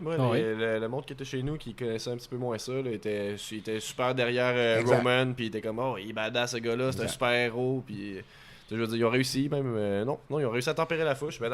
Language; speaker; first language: French; native; French